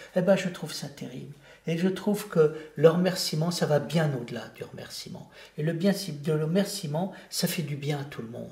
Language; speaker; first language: French; native; French